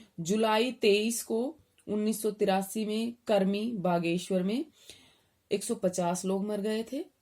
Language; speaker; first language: Hindi; native; Hindi